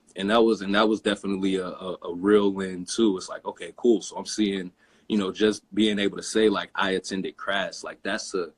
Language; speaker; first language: English; native; English